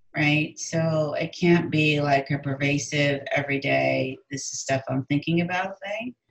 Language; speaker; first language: English; native; English